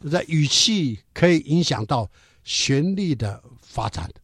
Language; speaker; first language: Chinese; non-native, local second language; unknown